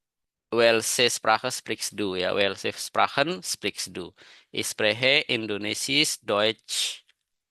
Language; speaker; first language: German; non-native, learner; Indonesian